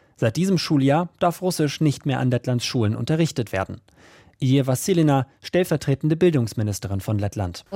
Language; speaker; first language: German; native; German